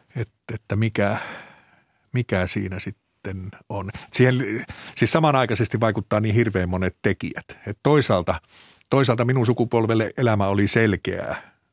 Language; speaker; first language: Finnish; native; Finnish